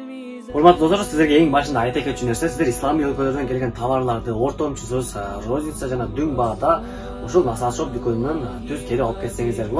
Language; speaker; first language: Kyrgyz; native; Kyrgyz